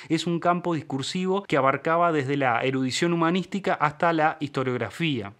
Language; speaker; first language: Spanish; native; Spanish